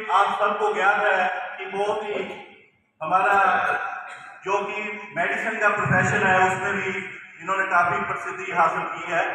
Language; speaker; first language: Hindi; non-native, local second language; Punjabi